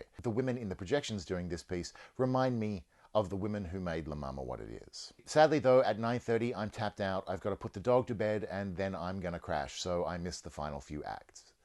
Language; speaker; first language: English; native; English